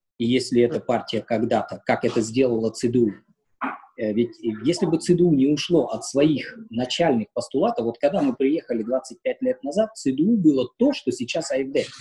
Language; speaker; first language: Russian; native; Russian